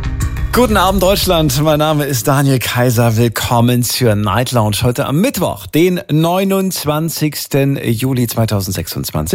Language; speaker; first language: German; native; German